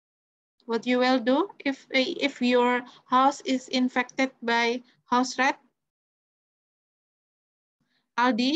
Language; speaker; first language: English; non-native, fluent; Indonesian